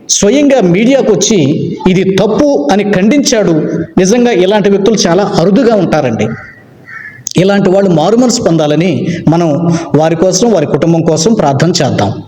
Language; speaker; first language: Telugu; native; Telugu